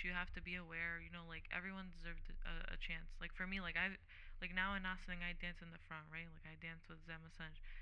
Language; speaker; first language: English; early bilingual, other home language; Portuguese